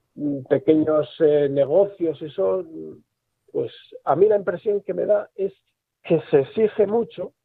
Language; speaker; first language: Spanish; native; Spanish